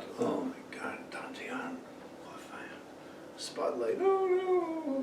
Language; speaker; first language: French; non-native, fluent; English